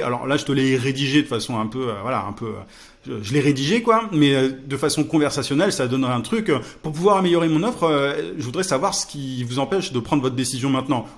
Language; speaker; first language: French; native; French